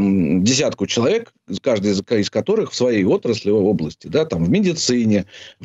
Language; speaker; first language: Russian; native; Russian